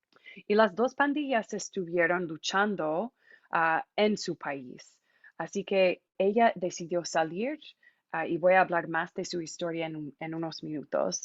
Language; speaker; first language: Spanish; non-native, fluent; English